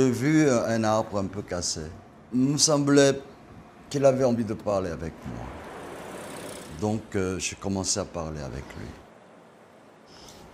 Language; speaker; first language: French; non-native, fluent; Korean